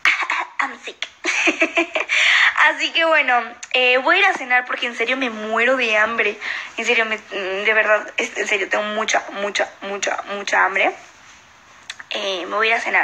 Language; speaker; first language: Spanish; native; Spanish